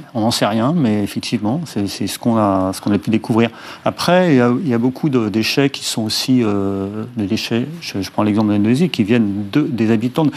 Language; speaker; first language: French; native; French